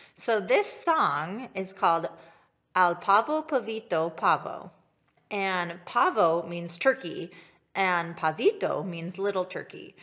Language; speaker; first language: English; native; English